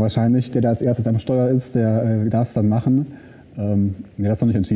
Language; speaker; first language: German; native; German